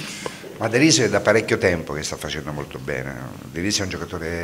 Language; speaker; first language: Italian; native; Italian